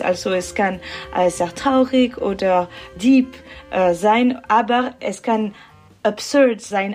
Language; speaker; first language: German; non-native, learner; French